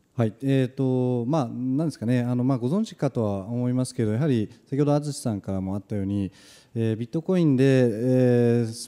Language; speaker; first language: Japanese; native; Japanese